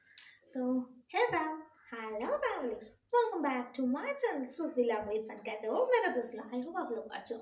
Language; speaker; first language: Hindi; non-native, local second language; Bangla